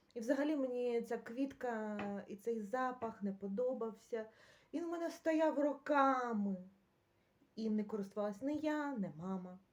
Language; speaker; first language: Ukrainian; native; Ukrainian